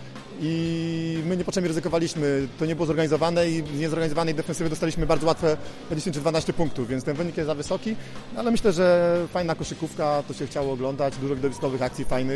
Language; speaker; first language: Polish; native; Polish